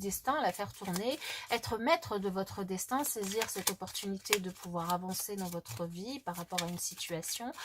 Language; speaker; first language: French; native; French